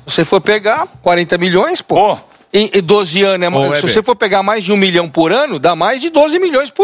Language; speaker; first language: Portuguese; native; Portuguese